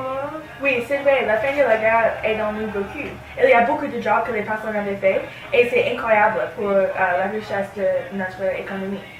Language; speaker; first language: French; non-native, learner; English